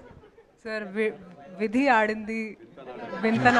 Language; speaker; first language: Telugu; non-native, fluent; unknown